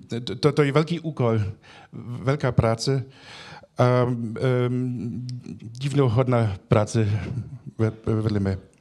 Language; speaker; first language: Czech; non-native, fluent; German